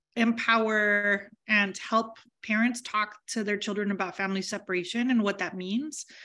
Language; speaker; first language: English; early bilingual, other home language; Spanish